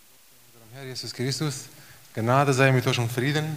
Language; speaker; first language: German; non-native, fluent; Romanian